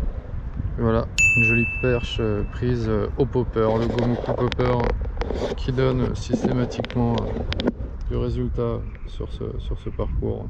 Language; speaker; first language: French; native; French